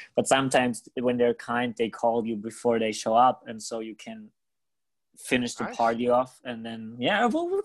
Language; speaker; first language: English; non-native, fluent; German